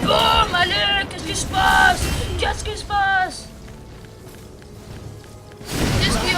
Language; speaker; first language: French; native; French